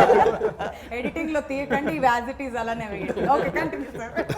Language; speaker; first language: Telugu; native; Telugu